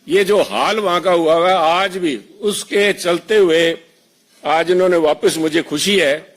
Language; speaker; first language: Urdu; non-native, local second language; Punjabi